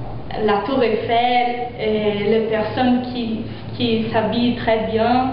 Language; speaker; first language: French; non-native, fluent; Portuguese